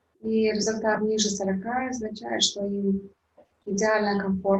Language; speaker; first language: Russian; native; Russian